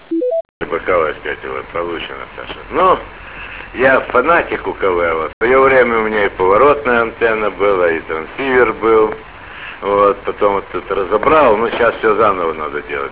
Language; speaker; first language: Russian; native; Russian